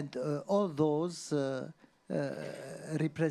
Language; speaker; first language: English; non-native, fluent; Arabic